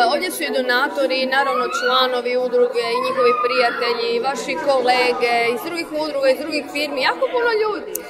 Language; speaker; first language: Croatian; native; Croatian